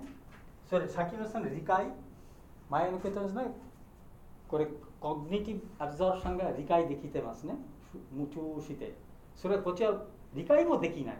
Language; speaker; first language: Japanese; non-native, learner; Bangla